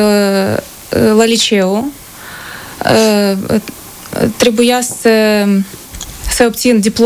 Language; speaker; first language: Romanian; non-native, fluent; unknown